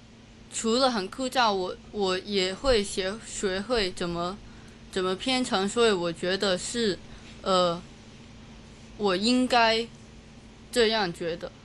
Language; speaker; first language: Chinese; non-native, local second language; Cantonese